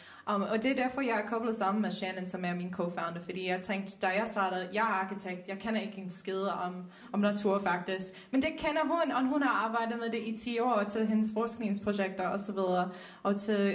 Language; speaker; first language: Danish; non-native, fluent; Dutch